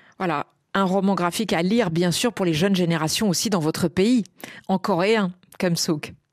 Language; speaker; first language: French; native; French